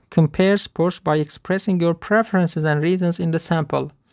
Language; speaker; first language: English; non-native, fluent; Turkish